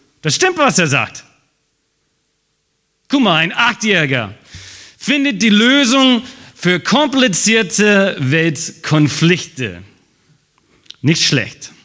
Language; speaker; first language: German; non-native, fluent; English